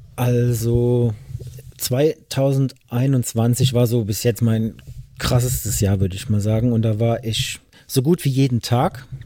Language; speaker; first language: German; native; German